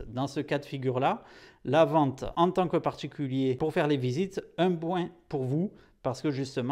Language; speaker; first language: French; native; French